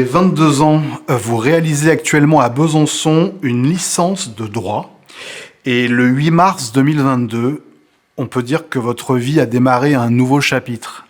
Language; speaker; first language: French; native; French